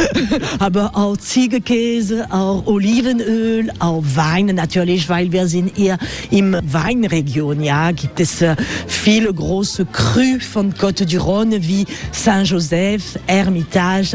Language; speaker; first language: German; non-native, learner; French